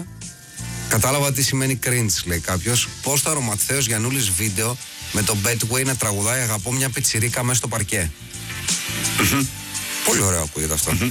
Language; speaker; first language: Greek; native; Greek